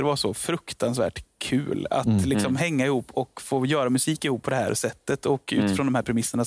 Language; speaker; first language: Swedish; native; Swedish